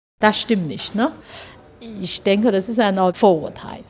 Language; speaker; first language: German; non-native, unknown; Chinese